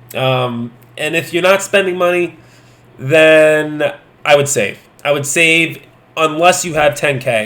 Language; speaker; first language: English; native; English